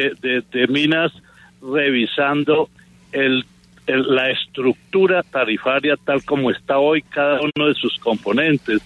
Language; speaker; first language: Spanish; native; Spanish